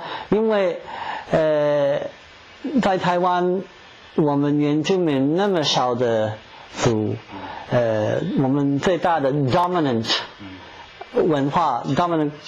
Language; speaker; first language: Chinese; non-native, fluent; English